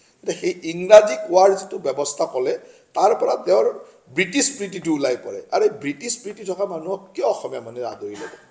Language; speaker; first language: Assamese; native; Assamese